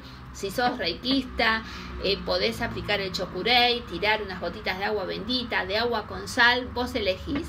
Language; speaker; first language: Spanish; native; Spanish